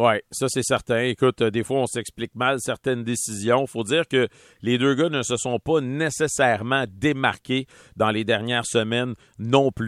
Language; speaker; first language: French; native; French